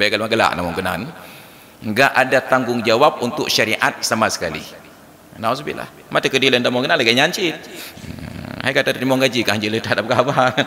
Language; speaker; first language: Malay; non-native, local second language; Achinese